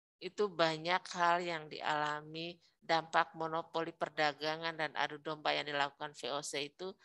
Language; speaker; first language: Indonesian; native; Indonesian